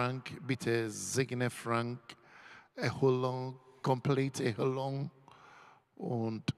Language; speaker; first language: German; non-native, learner; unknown